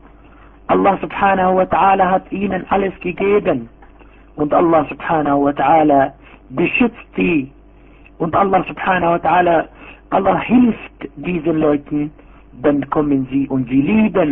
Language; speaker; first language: German; non-native, fluent; Arabic